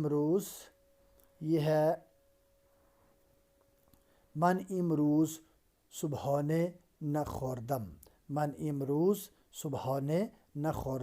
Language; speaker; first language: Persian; non-native, fluent; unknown